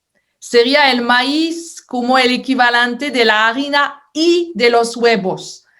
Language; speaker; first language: Spanish; non-native, fluent; French